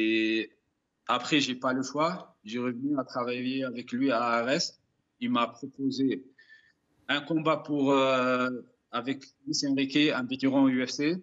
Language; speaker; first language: French; non-native, fluent; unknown